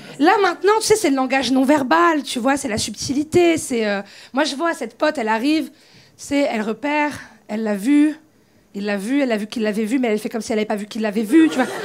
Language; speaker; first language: French; native; French